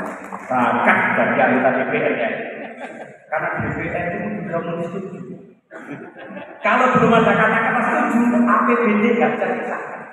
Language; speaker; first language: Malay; non-native, local second language; Javanese